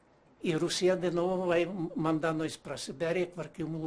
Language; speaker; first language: Portuguese; non-native, learner; Ukrainian